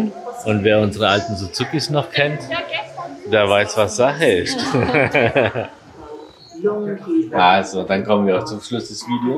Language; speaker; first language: German; native; German